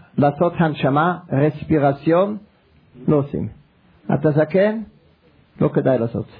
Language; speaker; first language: Hebrew; non-native, fluent; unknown